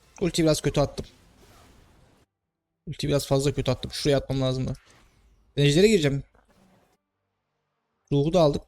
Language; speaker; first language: Turkish; native; Turkish